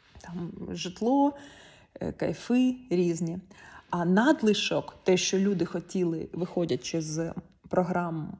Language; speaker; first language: Ukrainian; non-native, local second language; Russian